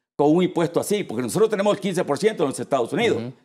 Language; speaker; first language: Spanish; native; Spanish